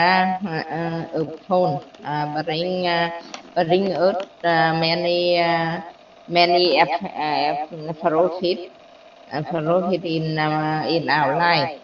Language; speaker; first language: English; non-native, learner; Vietnamese